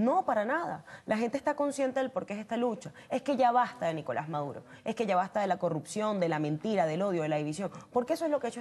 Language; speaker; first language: Spanish; native; Spanish